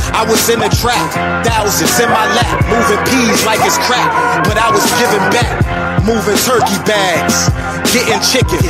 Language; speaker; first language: English; native; English